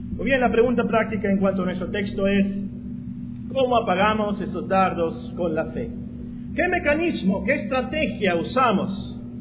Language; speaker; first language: Spanish; non-native, fluent; English